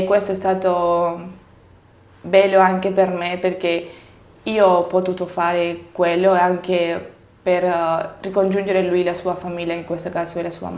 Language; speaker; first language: Italian; non-native, learner; Spanish